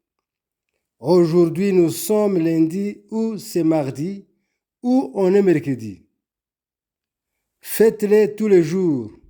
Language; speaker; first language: French; non-native, local second language; Kinyarwanda